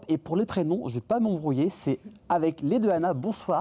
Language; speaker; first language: French; native; French